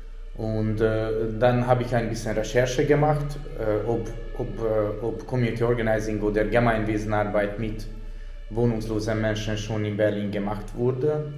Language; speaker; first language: German; non-native, fluent; Hungarian